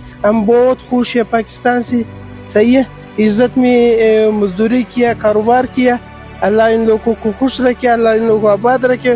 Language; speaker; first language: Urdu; non-native, learner; Pashto